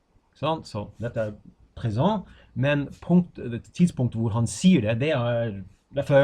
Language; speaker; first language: Norwegian; non-native, fluent; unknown